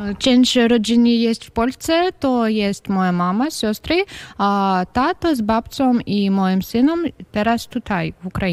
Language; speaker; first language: Polish; non-native, learner; Ukrainian